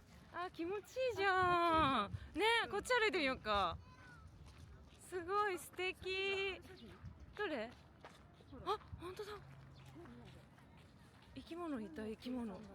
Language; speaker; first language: Japanese; native; Japanese